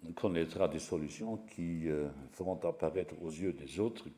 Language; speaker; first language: French; non-native, local second language; Luxembourgish